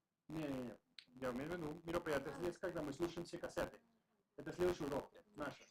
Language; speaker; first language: Russian; non-native, learner; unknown